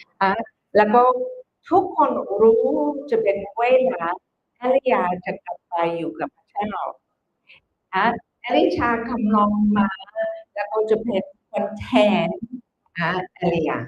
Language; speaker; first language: Thai; non-native, fluent; English